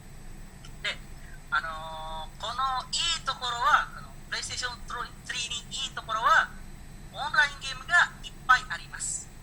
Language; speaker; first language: Japanese; non-native, learner; Indonesian